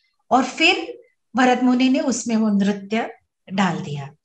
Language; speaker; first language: Hindi; non-native, local second language; Marathi